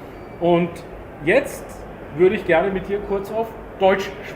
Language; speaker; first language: German; non-native, fluent; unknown